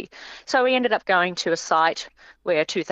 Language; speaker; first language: English; native; English